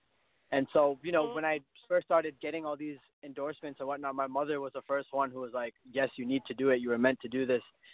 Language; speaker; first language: English; native; English